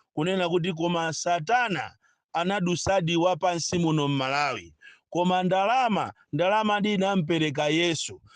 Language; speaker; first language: Nyanja; non-native, local second language; Yao